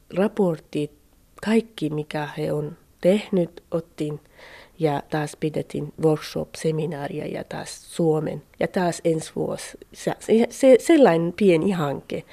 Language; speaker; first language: Finnish; non-native, fluent; Persian